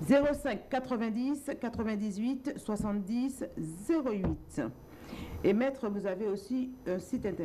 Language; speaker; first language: French; native; French